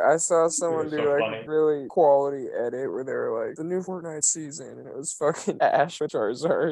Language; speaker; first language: English; native; English